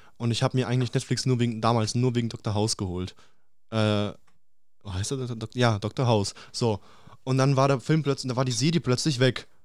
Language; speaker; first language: German; early bilingual, other home language; Russian